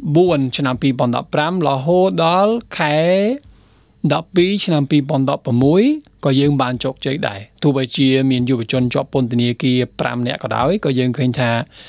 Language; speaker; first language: Khmer; non-native, fluent; Spanish